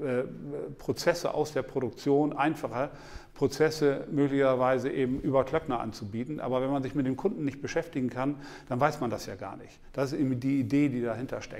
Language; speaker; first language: German; native; German